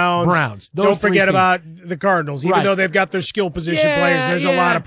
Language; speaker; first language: English; native; English